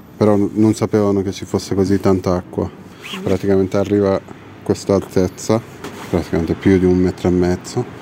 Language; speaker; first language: Italian; non-native, fluent; Persian